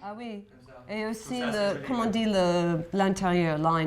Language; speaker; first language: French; non-native, fluent; English